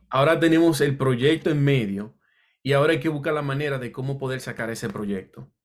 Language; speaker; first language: Spanish; native; Spanish